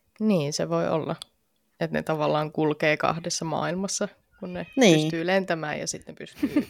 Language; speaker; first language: Finnish; native; Finnish